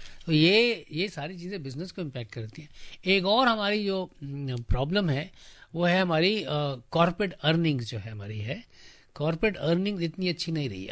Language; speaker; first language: Hindi; native; Hindi